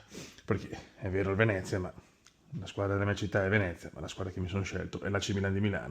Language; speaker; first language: Italian; native; Italian